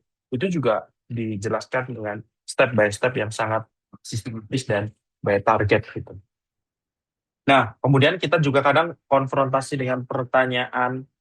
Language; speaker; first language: Indonesian; native; Indonesian